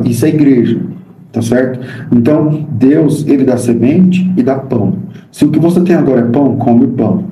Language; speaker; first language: Portuguese; native; Portuguese